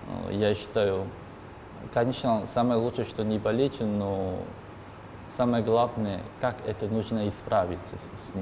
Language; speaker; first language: Russian; non-native, learner; Korean